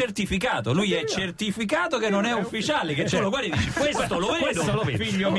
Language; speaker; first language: Italian; native; Italian